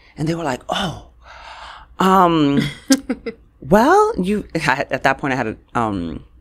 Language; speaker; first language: English; native; English